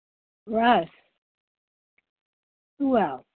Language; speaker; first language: English; native; English